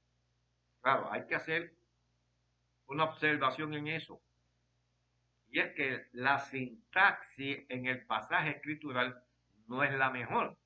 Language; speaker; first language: Spanish; native; Spanish